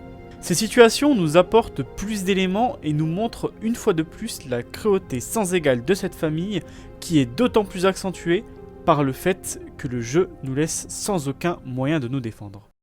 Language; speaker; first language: French; native; French